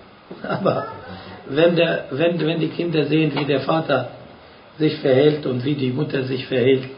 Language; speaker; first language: German; non-native, fluent; Arabic